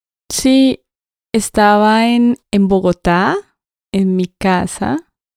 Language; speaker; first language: Spanish; native; Spanish